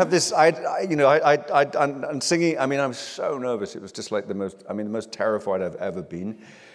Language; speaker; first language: English; native; English